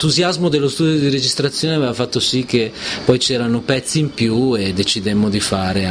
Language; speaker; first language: Italian; native; Italian